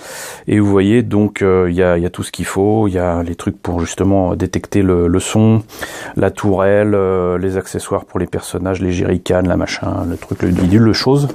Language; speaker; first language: French; native; French